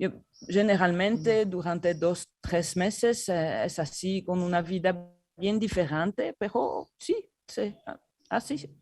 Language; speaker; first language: Spanish; non-native, learner; French